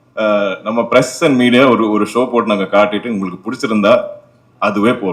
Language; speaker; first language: Tamil; non-native, local second language; Malayalam